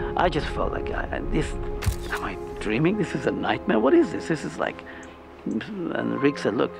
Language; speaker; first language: English; non-native, fluent; Persian